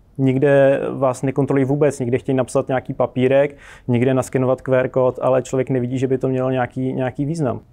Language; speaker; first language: Czech; native; Czech